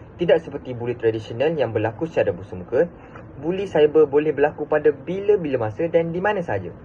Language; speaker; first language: Malay; native; Malay